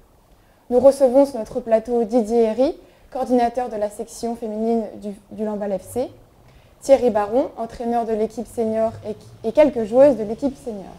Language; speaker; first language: French; native; French